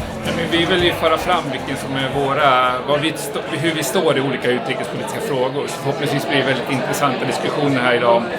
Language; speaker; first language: Swedish; native; Swedish